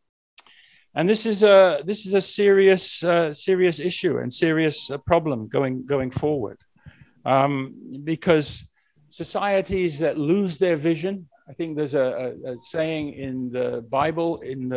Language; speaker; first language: English; native; English